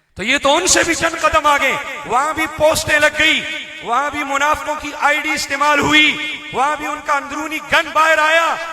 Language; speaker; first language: Urdu; non-native, local second language; Pashto